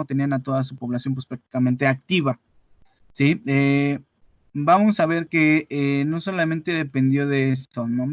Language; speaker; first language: Spanish; native; Spanish